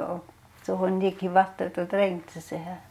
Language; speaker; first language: Swedish; non-native, fluent; German